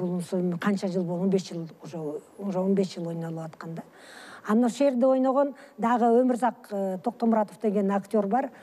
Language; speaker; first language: Kyrgyz; early bilingual, other home language; Russian